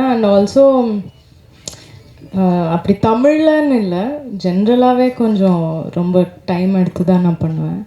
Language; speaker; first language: Tamil; non-native, local second language; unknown